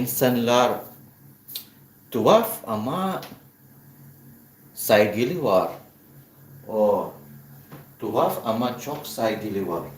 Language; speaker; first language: Turkish; non-native, learner; Filipino